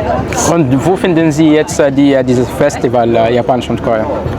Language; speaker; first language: German; non-native, learner; Arabic